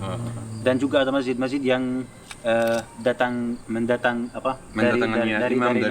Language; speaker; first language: Indonesian; non-native, fluent; Arabic